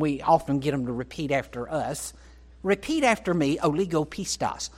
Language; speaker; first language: English; native; English